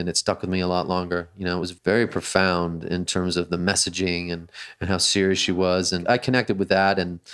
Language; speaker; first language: English; native; English